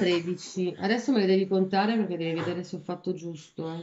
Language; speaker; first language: Italian; native; Italian